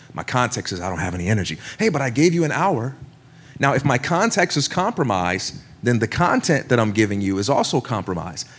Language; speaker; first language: English; native; English